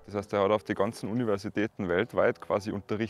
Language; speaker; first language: German; native; German